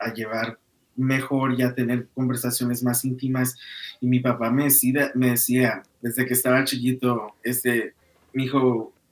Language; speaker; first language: Spanish; early bilingual, other home language; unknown